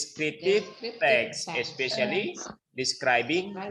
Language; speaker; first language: English; non-native, learner; Indonesian